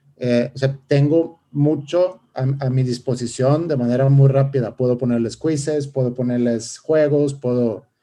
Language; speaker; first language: Spanish; non-native, fluent; Swedish